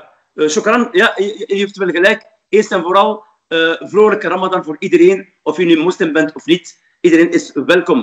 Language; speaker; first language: Dutch; non-native, fluent; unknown